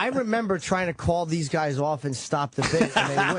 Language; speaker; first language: English; native; English